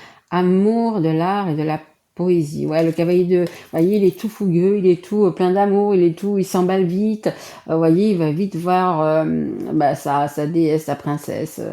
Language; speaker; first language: French; native; French